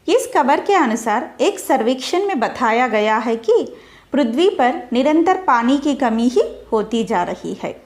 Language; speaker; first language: Hindi; non-native, local second language; Telugu